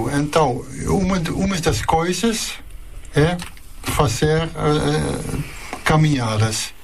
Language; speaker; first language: Portuguese; non-native, learner; Dutch